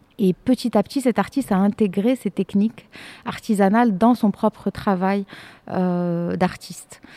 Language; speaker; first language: French; non-native, local second language; Arabic